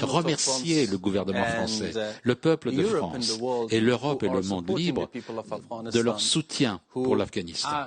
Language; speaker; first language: French; non-native, fluent; Persian